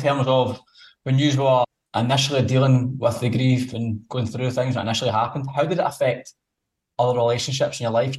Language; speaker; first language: English; native; English